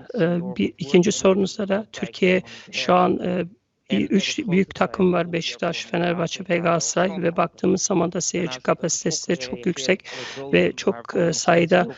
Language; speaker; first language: Turkish; early bilingual, heritage; Turkish